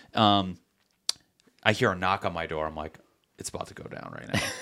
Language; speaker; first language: English; native; English